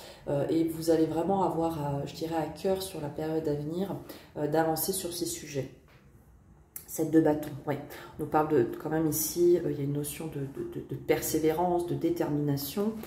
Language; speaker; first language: French; native; French